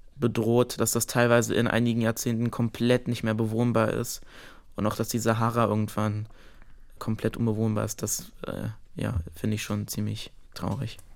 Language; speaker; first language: German; native; German